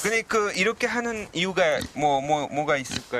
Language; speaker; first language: Korean; non-native, fluent; French